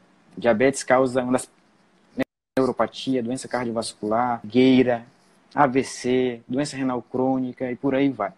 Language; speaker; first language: Portuguese; native; Portuguese